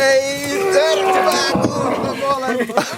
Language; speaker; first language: Finnish; native; Finnish